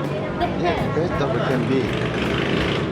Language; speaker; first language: English; non-native, learner; Korean